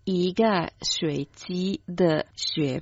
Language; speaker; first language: Chinese; non-native, learner; Croatian